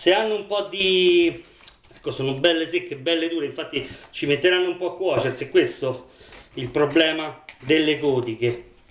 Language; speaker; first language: Italian; native; Italian